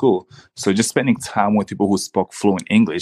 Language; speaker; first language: English; early bilingual, other home language; Swahili